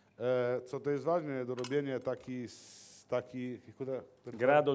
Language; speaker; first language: Polish; non-native, learner; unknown